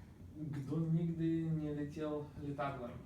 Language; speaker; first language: Czech; non-native, learner; Ukrainian